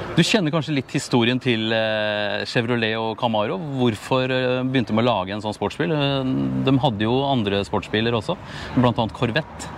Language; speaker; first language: Norwegian; native; Norwegian